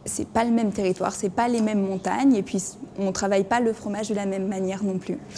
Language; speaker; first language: French; native; French